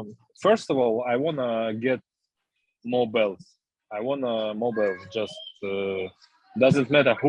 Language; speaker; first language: English; non-native, learner; Russian